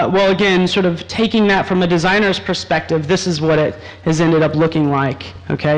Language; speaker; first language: English; native; English